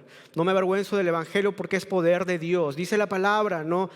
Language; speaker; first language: Spanish; native; Spanish